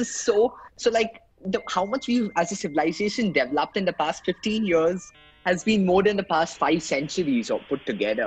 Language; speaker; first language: English; non-native, local second language; Hindi